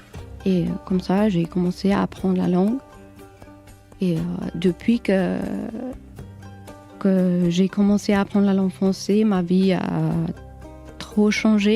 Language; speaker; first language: French; non-native, learner; Albanian